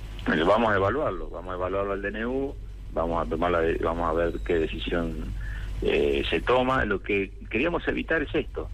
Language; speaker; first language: Spanish; native; Spanish